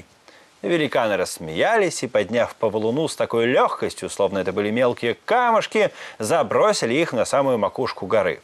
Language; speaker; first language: Russian; native; Russian